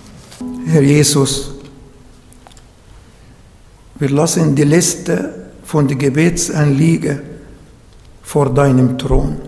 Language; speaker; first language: German; non-native, fluent; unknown